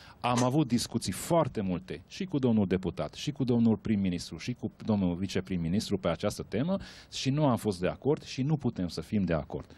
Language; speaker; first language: Romanian; non-native, local second language; Hungarian